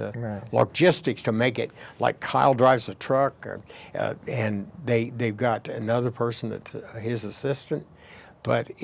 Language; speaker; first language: English; native; English